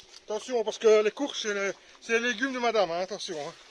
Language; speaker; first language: French; native; French